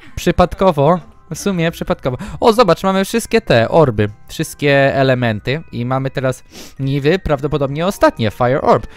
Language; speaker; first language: Polish; early bilingual, heritage; Polish